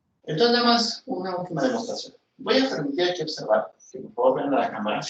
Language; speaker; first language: Spanish; native; Spanish